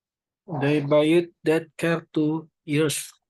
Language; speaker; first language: English; non-native, learner; Indonesian